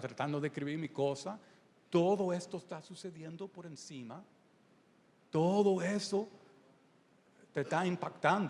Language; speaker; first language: Spanish; early bilingual, heritage; Spanish